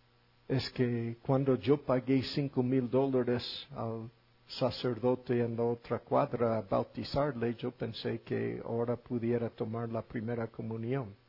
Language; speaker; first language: Spanish; non-native, fluent; English